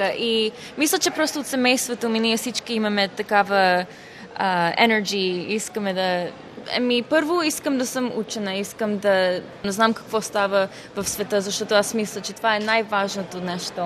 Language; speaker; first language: Bulgarian; early bilingual, heritage; Bulgarian